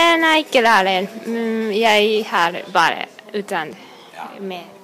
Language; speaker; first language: Norwegian; non-native, learner; Japanese